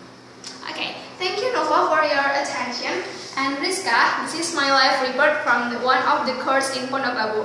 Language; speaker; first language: English; non-native, learner; Indonesian